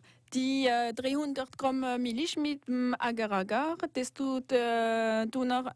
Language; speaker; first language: German; non-native, local second language; French